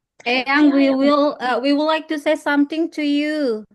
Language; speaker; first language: English; non-native, learner; Indonesian